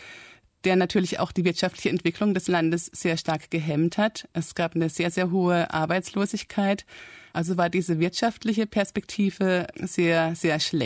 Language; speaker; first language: German; native; German